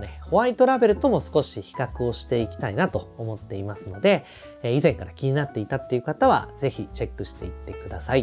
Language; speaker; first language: Japanese; native; Japanese